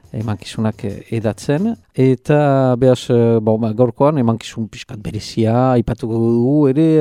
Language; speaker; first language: Basque; native; Basque